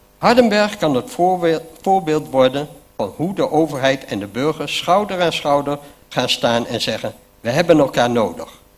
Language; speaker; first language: Dutch; native; Dutch